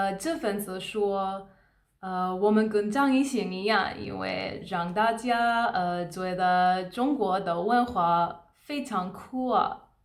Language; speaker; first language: Chinese; non-native, fluent; English